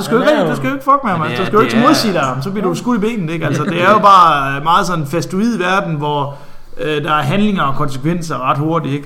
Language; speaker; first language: Danish; native; Danish